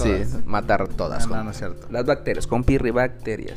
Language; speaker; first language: Spanish; native; Spanish